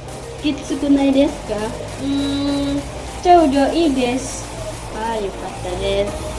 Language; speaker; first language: Japanese; non-native, learner; Indonesian